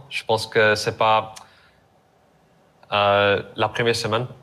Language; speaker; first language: French; non-native, learner; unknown